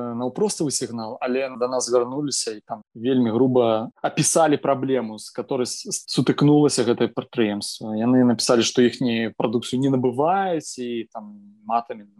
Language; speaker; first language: Belarusian; non-native, local second language; Russian